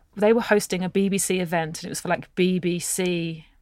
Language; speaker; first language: English; native; English